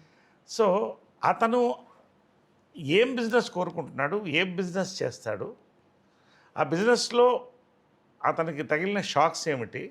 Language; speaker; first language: Telugu; native; Telugu